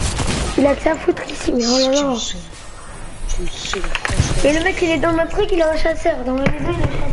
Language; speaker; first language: French; native; French